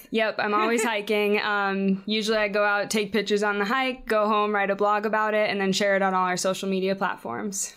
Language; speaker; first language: English; native; English